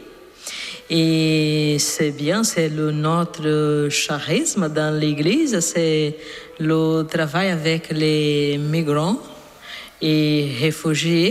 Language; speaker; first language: French; non-native, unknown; Portuguese